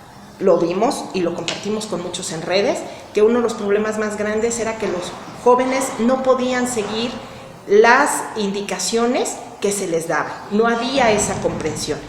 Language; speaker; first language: Spanish; native; Spanish